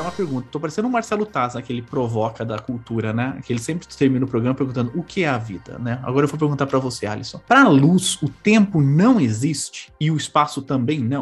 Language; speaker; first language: Portuguese; native; Portuguese